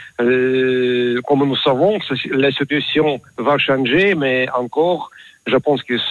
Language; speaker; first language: French; non-native, learner; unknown